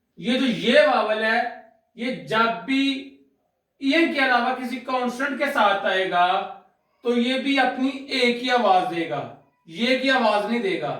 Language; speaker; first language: Urdu; non-native, local second language; Punjabi